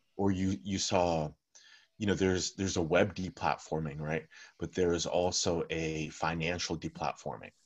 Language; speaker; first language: English; early bilingual, other home language; Russian